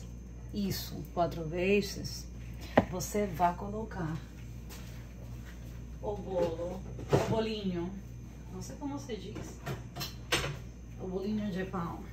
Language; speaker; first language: Portuguese; non-native, learner; Spanish